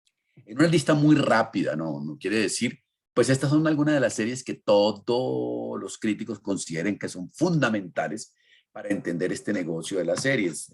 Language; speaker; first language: Spanish; native; Spanish